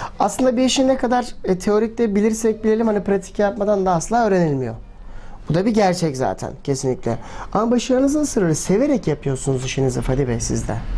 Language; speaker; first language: Turkish; native; Turkish